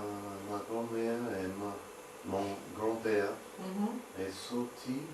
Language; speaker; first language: French; non-native, learner; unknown